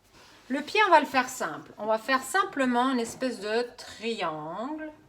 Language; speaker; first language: French; native; French